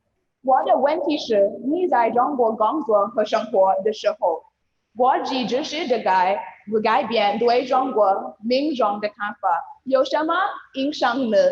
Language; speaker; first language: Chinese; non-native, learner; English